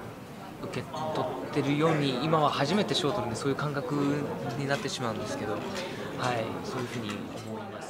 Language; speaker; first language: Japanese; early bilingual, other home language; Burmese